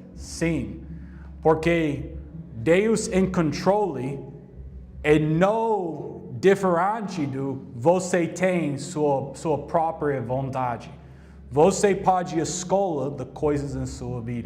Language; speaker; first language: Portuguese; non-native, learner; English